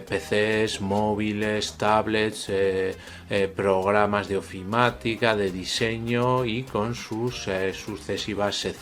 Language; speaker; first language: Spanish; native; Spanish